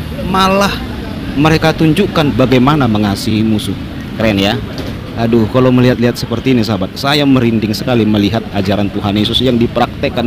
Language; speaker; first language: Indonesian; native; Indonesian